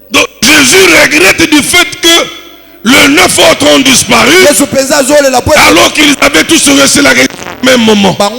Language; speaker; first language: French; non-native, local second language; Lingala